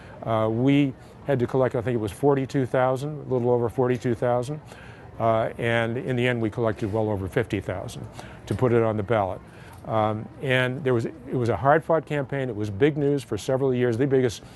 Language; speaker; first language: English; native; English